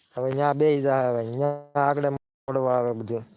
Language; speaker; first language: Gujarati; native; Gujarati